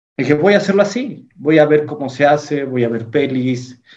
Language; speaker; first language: Spanish; native; Spanish